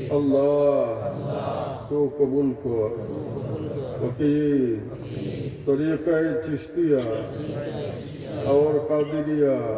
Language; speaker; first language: Urdu; non-native, local second language; Bangla